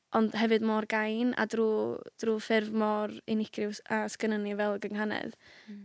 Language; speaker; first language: Welsh; native; Welsh